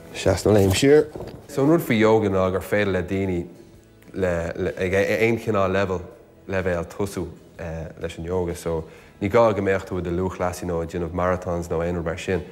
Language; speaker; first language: Irish; native; Irish